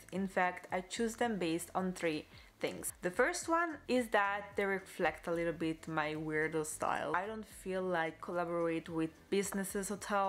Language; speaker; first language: English; non-native, fluent; Italian